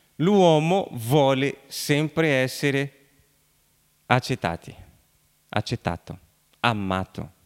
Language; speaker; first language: Italian; non-native, fluent; Portuguese